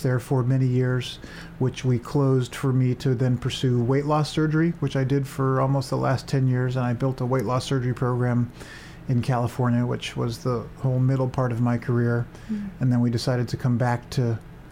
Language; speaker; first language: English; native; English